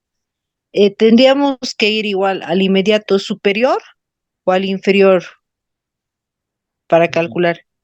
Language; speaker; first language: Spanish; native; Spanish